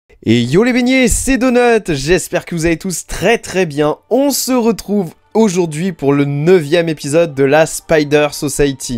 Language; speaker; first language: French; native; French